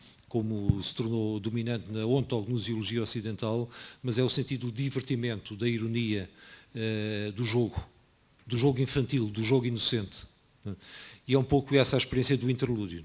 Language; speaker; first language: Portuguese; native; Portuguese